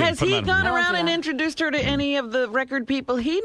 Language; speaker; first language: English; native; English